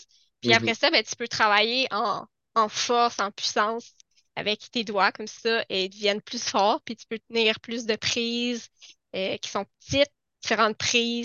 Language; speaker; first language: French; native; French